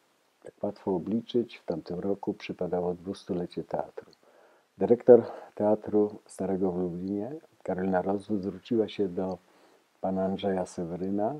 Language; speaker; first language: Polish; native; Polish